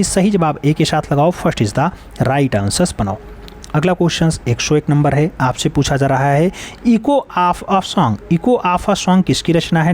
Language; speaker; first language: Hindi; native; Hindi